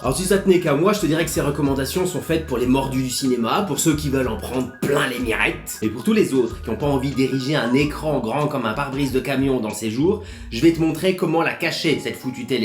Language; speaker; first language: French; native; French